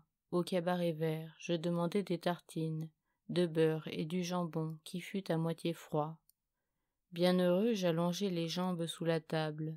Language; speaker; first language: French; native; French